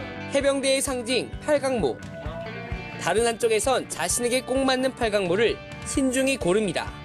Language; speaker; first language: Korean; native; Korean